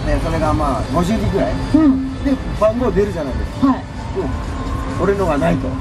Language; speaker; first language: Japanese; native; Japanese